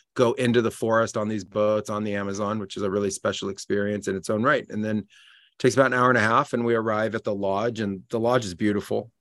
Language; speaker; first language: English; native; English